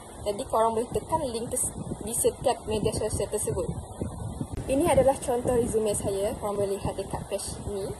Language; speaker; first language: Malay; native; Malay